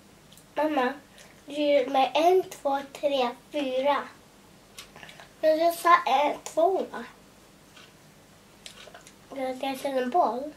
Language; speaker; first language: Swedish; early bilingual, other home language; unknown